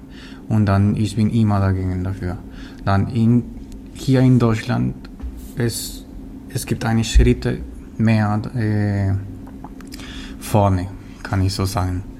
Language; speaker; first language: German; non-native, learner; Spanish